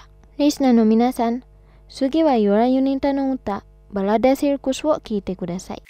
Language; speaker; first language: Japanese; non-native, fluent; Indonesian